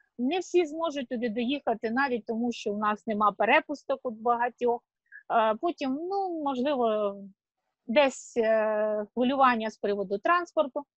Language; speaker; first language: Ukrainian; non-native, local second language; Russian